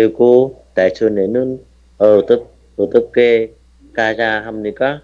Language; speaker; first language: Korean; non-native, learner; Vietnamese